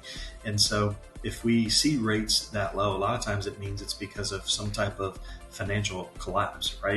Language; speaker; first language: English; native; English